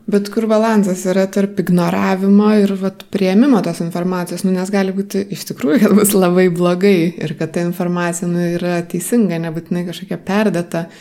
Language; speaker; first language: Lithuanian; native; Lithuanian